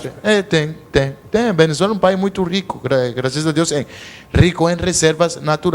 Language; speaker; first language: Portuguese; non-native, learner; Spanish